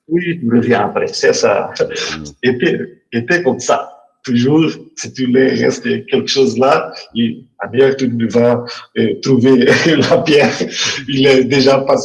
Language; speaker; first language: French; non-native, learner; Portuguese